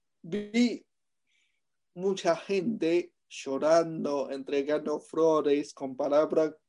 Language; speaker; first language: Spanish; non-native, fluent; Chinese